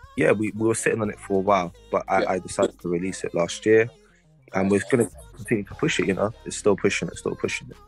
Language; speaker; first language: English; native; English